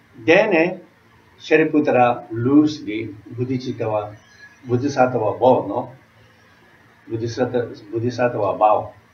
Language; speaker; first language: English; non-native, learner; Tibetan